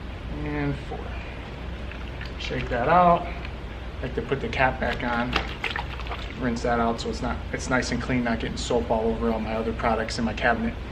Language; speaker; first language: English; native; English